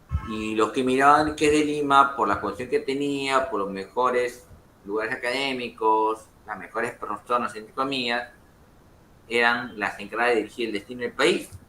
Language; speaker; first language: Spanish; native; Spanish